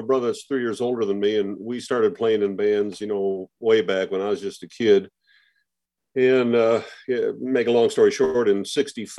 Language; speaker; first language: English; native; English